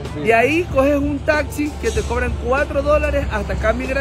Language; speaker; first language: Spanish; native; Spanish